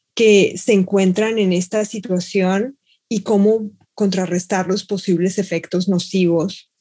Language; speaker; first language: Spanish; native; Spanish